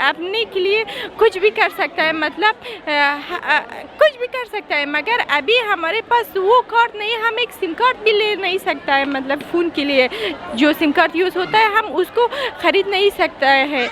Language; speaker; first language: Hindi; non-native, learner; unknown